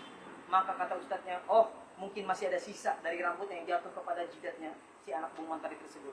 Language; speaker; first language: Indonesian; native; Indonesian